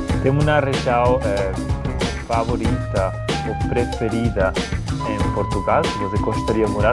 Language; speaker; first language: Portuguese; non-native, fluent; Spanish